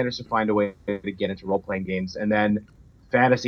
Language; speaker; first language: English; native; English